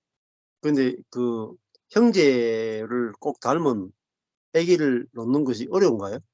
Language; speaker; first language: Korean; native; Korean